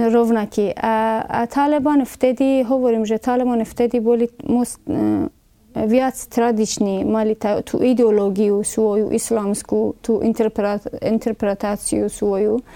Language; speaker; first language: Slovak; non-native, fluent; Persian